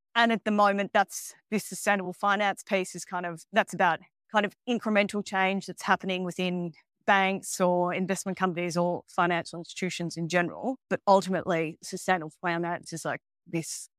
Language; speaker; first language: English; native; English